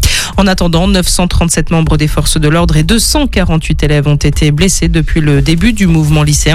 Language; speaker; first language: French; native; French